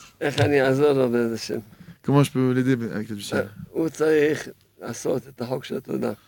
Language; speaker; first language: Hebrew; non-native, fluent; French